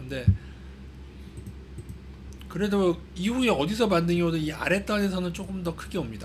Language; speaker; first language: Korean; native; Korean